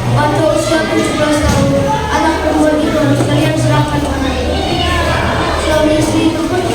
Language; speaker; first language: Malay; non-native, local second language; Javanese